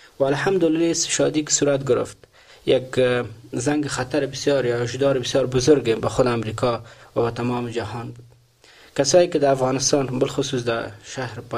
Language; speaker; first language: Persian; native; Persian